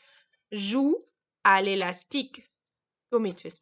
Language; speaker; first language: French; non-native, fluent; German